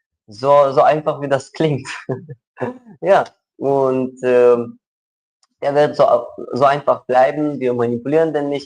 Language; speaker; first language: German; non-native, local second language; Ukrainian